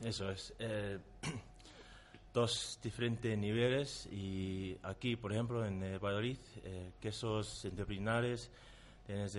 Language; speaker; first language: Spanish; non-native, learner; Tongan